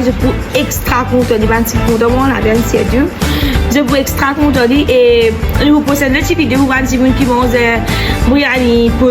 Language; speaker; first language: French; non-native, learner; Hindi